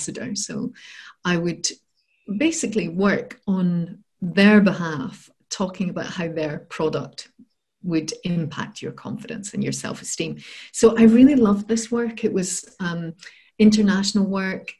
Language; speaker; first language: English; native; English